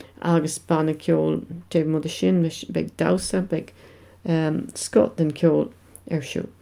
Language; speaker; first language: Irish; non-native, local second language; English